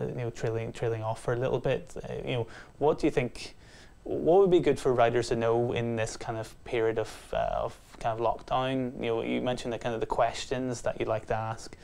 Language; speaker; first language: English; native; English